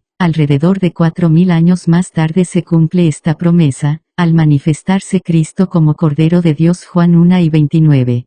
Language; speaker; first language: Spanish; native; Spanish